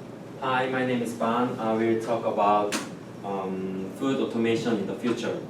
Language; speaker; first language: English; non-native, learner; Korean